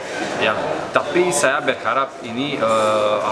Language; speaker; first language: Indonesian; non-native, learner; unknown